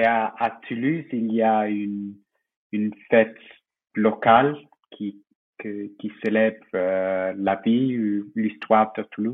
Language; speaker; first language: French; non-native, fluent; English